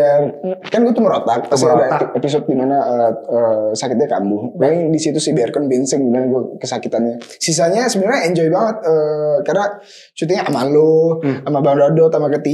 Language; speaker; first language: Indonesian; native; Indonesian